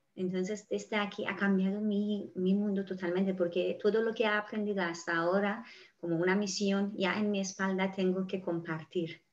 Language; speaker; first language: Spanish; non-native, fluent; Persian